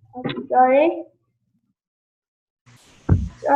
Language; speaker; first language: English; non-native, learner; Vietnamese